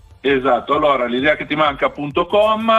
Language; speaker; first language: Italian; native; Italian